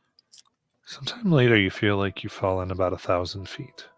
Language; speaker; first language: English; native; English